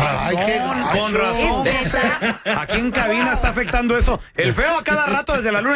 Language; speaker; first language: Spanish; native; Spanish